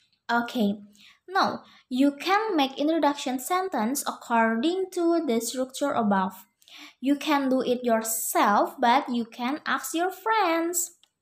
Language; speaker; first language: English; non-native, learner; Indonesian